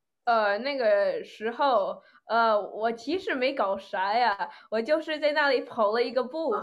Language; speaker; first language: Chinese; early bilingual, other home language; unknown